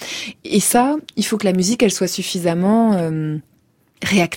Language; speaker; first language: French; native; French